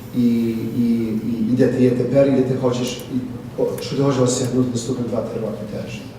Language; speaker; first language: Ukrainian; early bilingual, heritage; Ukrainian